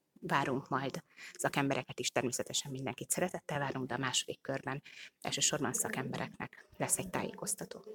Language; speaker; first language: Hungarian; native; Hungarian